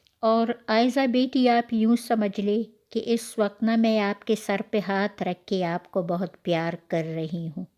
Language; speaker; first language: Urdu; non-native, local second language; Pashto